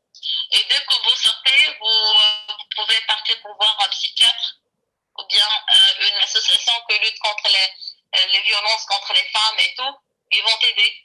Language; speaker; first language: French; non-native, local second language; Arabic